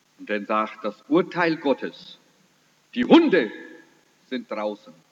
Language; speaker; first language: German; early bilingual, heritage; German